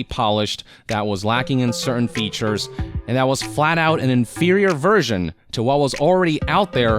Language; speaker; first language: English; native; English